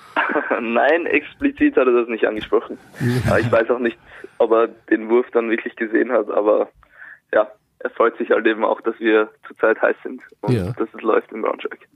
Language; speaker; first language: German; native; German